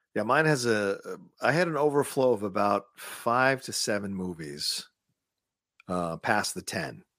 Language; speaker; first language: English; early bilingual, other home language; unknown